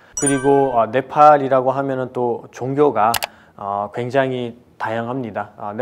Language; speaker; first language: Korean; non-native, fluent; Nepali